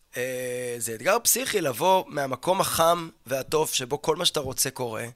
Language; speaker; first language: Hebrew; native; Hebrew